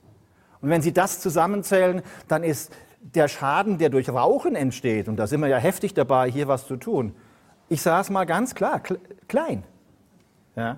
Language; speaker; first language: German; native; German